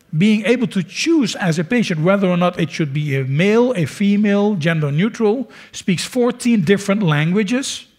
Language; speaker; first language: English; non-native, fluent; Dutch